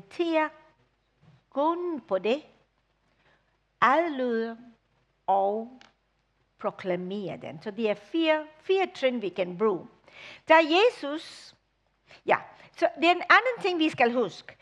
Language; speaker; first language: Danish; non-native, fluent; English